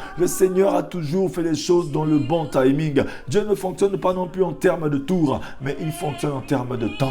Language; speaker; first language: French; non-native, local second language; Lingala